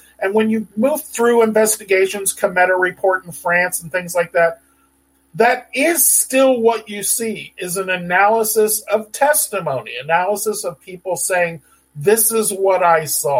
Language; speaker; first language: English; native; English